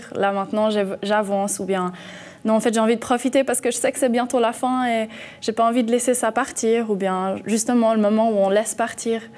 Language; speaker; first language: French; early bilingual, heritage; French